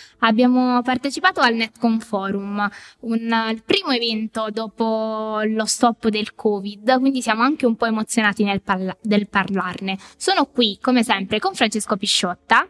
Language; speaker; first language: Italian; native; Italian